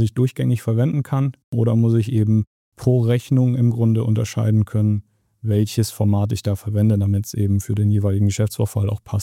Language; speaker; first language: German; native; German